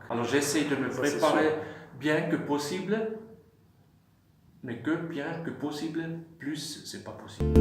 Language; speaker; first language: French; non-native, fluent; German